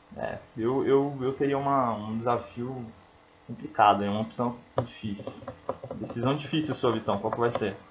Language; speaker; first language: Portuguese; native; Portuguese